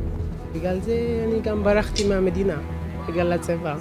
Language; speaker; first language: Hebrew; non-native, learner; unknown